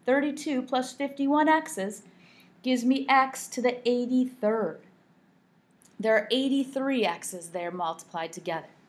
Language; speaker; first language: English; native; English